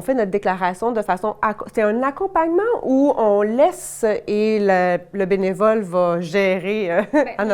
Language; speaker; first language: French; native; French